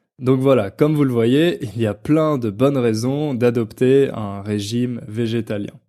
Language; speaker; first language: French; native; French